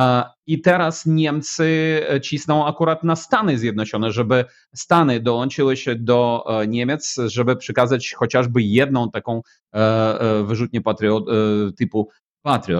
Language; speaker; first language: Polish; non-native, fluent; Ukrainian